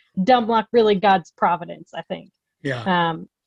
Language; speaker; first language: English; native; English